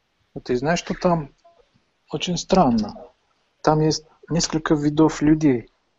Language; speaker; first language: Russian; non-native, fluent; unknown